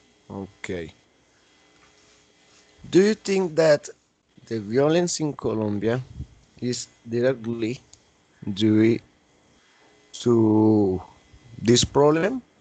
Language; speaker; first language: English; non-native, learner; Spanish